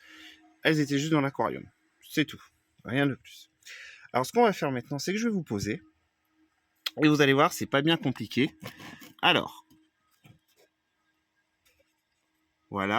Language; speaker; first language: French; native; French